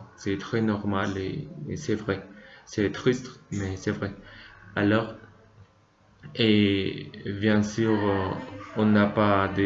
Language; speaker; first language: French; non-native, learner; Spanish